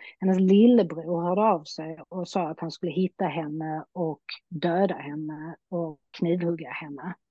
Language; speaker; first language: Swedish; native; Swedish